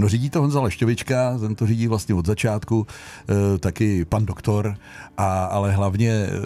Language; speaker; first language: Czech; native; Czech